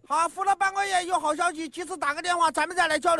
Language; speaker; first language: Chinese; native; Chinese